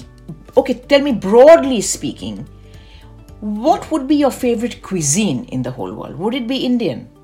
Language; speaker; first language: English; non-native, local second language; Bangla